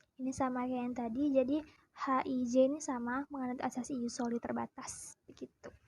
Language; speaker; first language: Indonesian; native; Indonesian